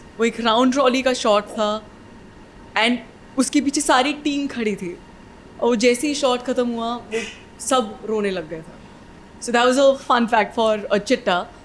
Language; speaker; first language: Hindi; native; Hindi